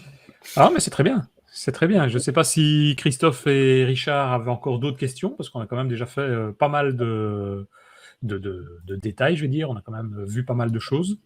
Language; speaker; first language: French; native; French